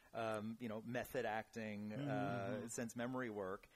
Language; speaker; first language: English; native; English